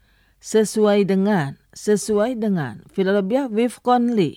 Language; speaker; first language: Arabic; non-native, fluent; Indonesian